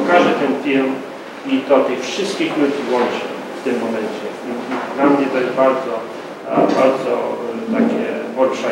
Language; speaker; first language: Polish; early bilingual, heritage; Polish